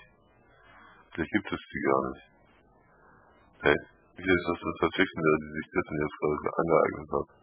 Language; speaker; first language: German; native; German